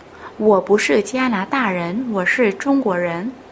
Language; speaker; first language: Chinese; non-native, fluent; Vietnamese